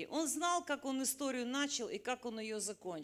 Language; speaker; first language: Russian; native; Russian